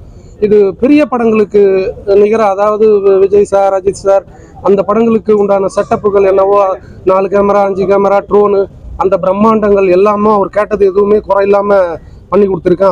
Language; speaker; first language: Tamil; native; Tamil